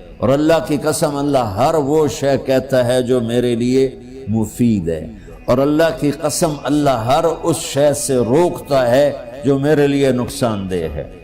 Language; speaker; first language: Urdu; non-native, local second language; Punjabi